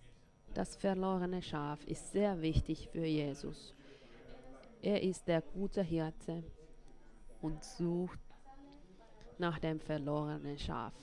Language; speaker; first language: German; non-native, fluent; Finnish